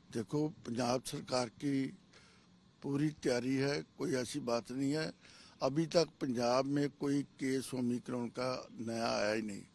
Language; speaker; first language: Hindi; non-native, local second language; Punjabi